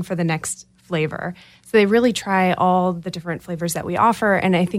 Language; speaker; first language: English; native; English